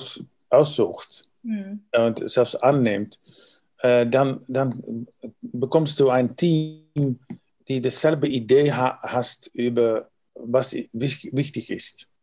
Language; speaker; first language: German; non-native, learner; Dutch